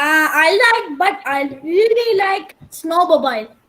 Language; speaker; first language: English; non-native, local second language; Tamil